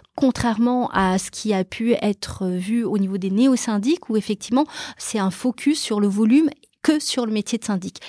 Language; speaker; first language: French; early bilingual, other home language; Portuguese